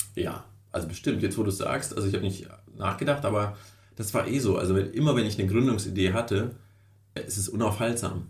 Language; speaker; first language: German; early bilingual, other home language; Russian